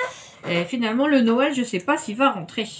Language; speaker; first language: French; native; French